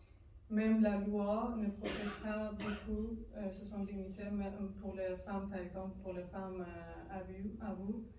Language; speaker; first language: French; non-native, learner; Persian